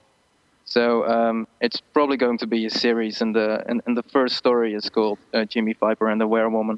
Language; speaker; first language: English; non-native, fluent; Dutch